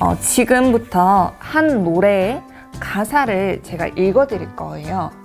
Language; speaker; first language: Korean; non-native, fluent; Mongolian